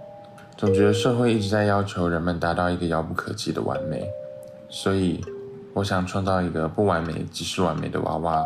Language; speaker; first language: Chinese; native; Chinese